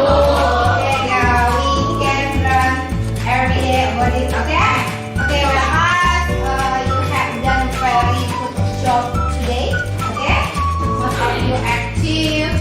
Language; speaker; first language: English; non-native, learner; Indonesian